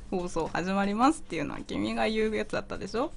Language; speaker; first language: Japanese; native; Japanese